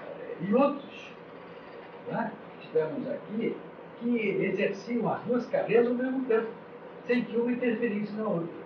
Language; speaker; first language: Portuguese; native; Portuguese